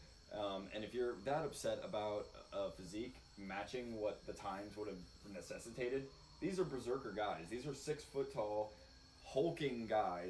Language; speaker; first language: English; native; English